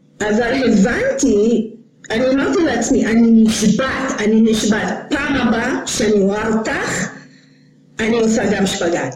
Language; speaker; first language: Hebrew; non-native, fluent; English